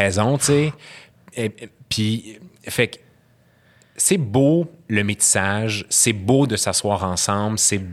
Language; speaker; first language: French; native; French